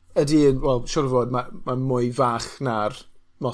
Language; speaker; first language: Welsh; non-native, local second language; English